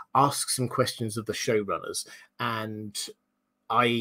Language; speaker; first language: English; native; English